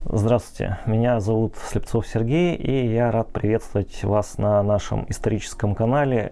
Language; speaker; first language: Russian; native; Russian